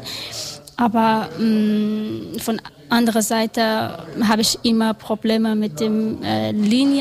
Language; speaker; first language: German; non-native, learner; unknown